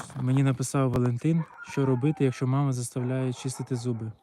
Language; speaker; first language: Ukrainian; non-native, local second language; Russian